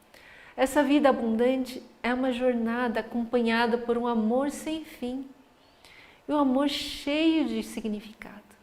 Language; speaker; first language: Portuguese; native; Portuguese